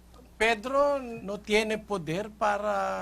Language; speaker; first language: Spanish; non-native, fluent; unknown